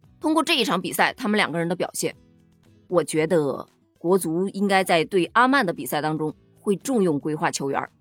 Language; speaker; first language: Chinese; native; Chinese